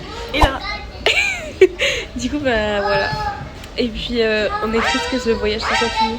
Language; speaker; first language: French; native; French